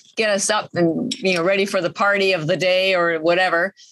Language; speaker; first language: English; native; English